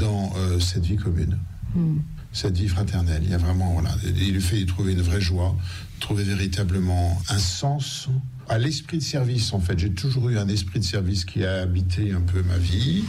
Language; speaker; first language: French; native; French